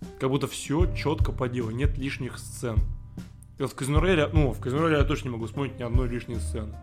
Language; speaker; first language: Russian; native; Russian